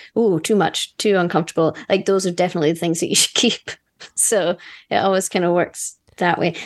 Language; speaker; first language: English; native; English